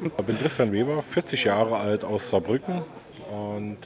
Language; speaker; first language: German; native; German